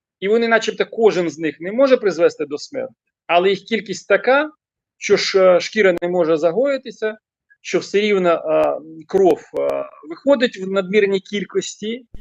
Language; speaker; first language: Ukrainian; non-native, local second language; Russian